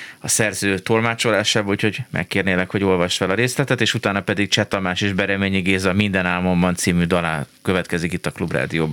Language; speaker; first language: Hungarian; native; Hungarian